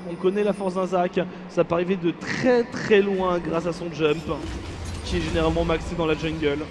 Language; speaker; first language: French; native; French